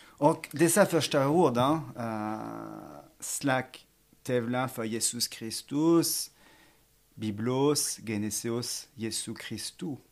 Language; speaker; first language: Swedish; non-native, fluent; French